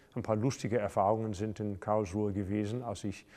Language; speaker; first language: German; non-native, fluent; English